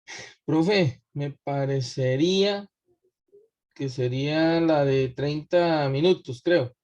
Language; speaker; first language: Spanish; native; Spanish